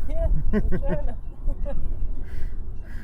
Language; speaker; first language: German; non-native, learner; French